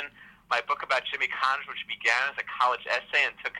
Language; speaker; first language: English; native; English